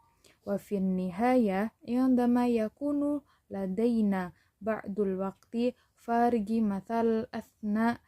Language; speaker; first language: Arabic; non-native, learner; Indonesian